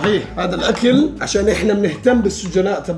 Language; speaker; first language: Arabic; native; Arabic